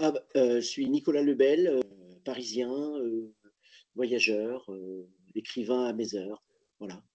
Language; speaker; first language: French; native; French